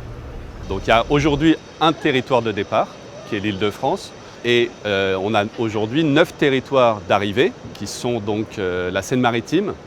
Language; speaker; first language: French; native; French